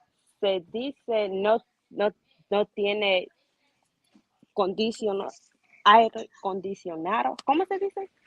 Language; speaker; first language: Spanish; non-native, learner; English